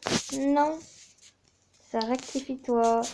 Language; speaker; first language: French; native; French